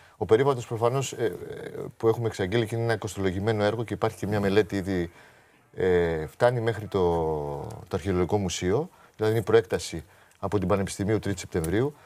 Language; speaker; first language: Greek; native; Greek